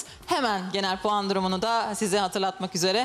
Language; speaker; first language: Turkish; native; Turkish